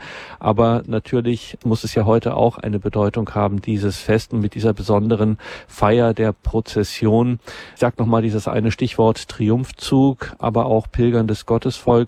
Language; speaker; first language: German; native; German